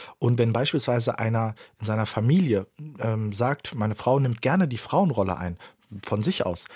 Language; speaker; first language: German; early bilingual, other home language; Turkish